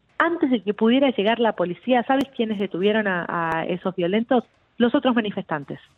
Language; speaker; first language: Spanish; native; Spanish